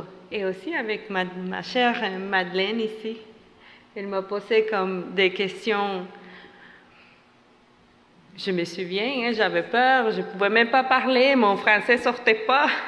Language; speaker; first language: French; non-native, fluent; Spanish